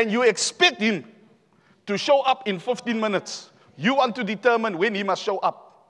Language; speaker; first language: English; non-native, local second language; Afrikaans